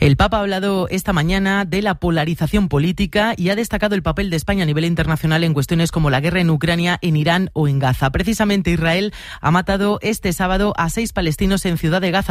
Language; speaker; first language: Spanish; native; Spanish